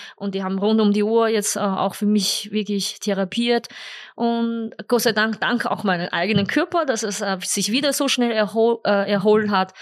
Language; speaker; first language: German; non-native, fluent; Chinese